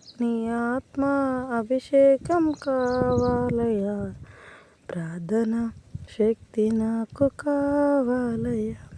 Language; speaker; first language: Telugu; native; Telugu